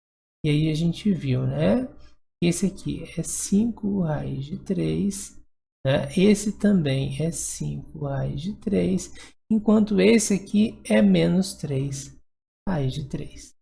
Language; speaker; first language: Portuguese; native; Portuguese